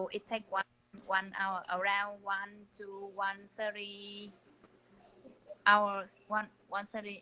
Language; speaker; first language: English; non-native, learner; Vietnamese